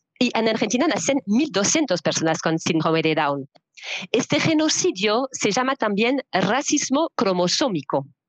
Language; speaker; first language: Spanish; non-native, fluent; French